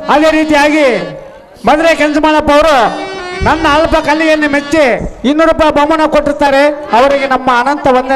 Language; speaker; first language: Kannada; native; Kannada